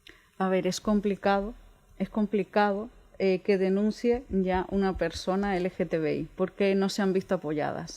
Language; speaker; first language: Spanish; native; Spanish